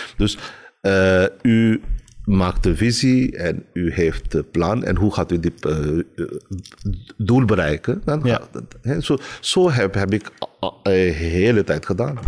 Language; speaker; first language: Dutch; non-native, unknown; Urdu